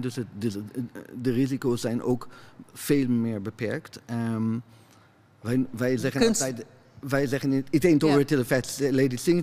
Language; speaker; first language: Dutch; non-native, fluent; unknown